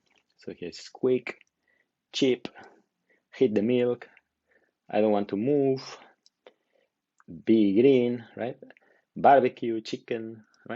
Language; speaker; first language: English; non-native, fluent; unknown